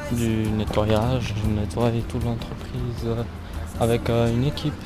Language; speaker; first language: French; early bilingual, other home language; Portuguese